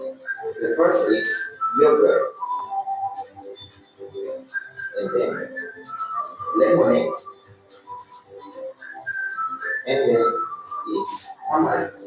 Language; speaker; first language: English; non-native, fluent; Indonesian